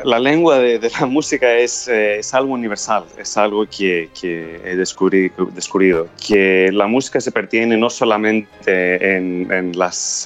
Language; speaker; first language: Spanish; non-native, fluent; Greek